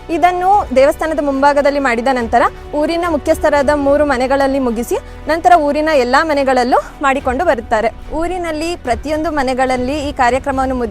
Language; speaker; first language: Kannada; non-native, local second language; Lambadi